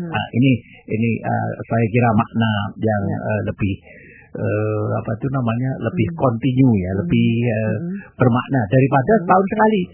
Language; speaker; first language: Indonesian; non-native, local second language; Javanese